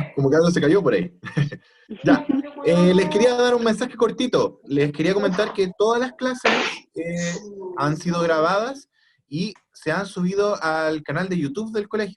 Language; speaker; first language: Spanish; native; Spanish